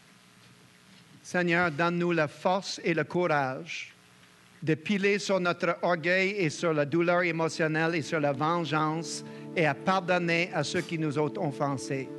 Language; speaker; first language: French; native; French